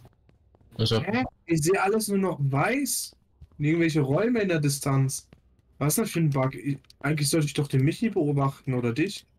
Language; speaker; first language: German; native; German